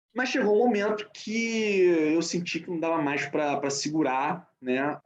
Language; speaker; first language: Portuguese; native; Portuguese